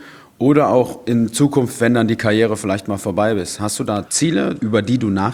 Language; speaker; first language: German; native; German